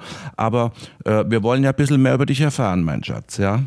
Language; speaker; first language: German; native; German